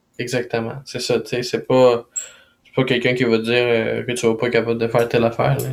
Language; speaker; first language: French; non-native, fluent; Spanish